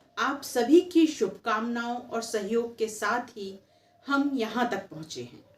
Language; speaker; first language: Hindi; native; Hindi